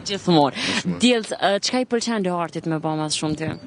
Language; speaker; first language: Albanian; native; Albanian